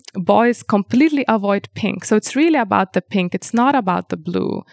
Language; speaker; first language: English; non-native, fluent; Lithuanian